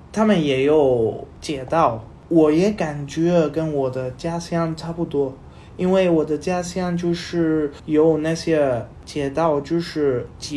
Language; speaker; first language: Chinese; non-native, learner; Spanish